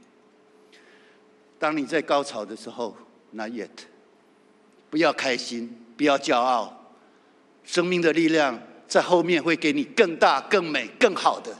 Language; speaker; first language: Chinese; native; Chinese